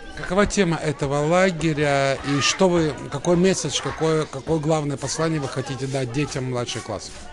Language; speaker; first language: Russian; native; Russian